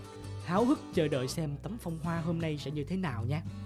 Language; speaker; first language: Vietnamese; native; Vietnamese